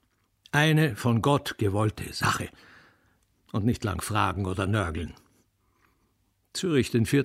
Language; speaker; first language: German; native; German